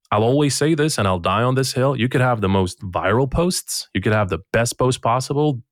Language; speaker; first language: English; non-native, fluent; Bosnian